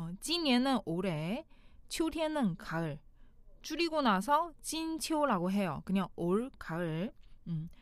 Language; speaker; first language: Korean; non-native, fluent; Chinese